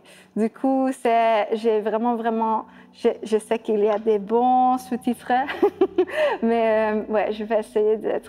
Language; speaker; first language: French; non-native, fluent; Dutch